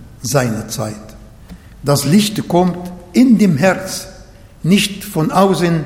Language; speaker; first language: German; non-native, fluent; Arabic